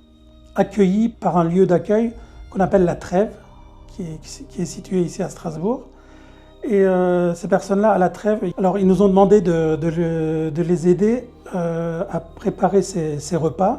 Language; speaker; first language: French; early bilingual, other home language; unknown